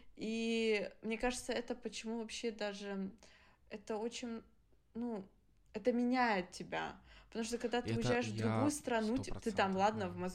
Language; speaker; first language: Russian; early bilingual, other home language; Adyghe